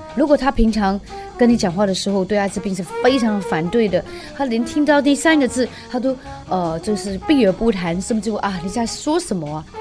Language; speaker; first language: Chinese; non-native, fluent; Cantonese